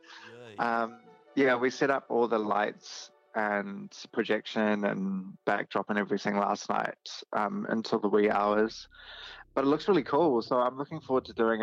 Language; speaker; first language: English; native; English